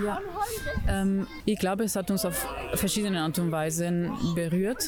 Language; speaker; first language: German; non-native, fluent; Italian